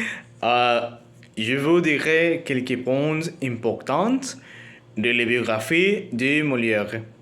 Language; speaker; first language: French; non-native, learner; Spanish